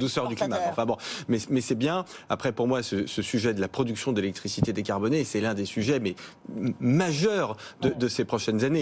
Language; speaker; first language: French; native; French